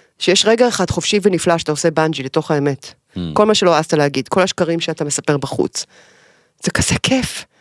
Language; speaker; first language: Hebrew; native; Hebrew